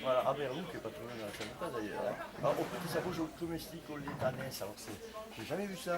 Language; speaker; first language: French; native; French